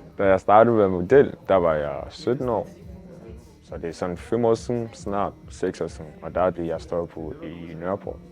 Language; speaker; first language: Danish; non-native, fluent; Akan